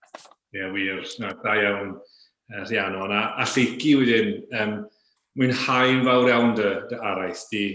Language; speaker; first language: Welsh; native; Welsh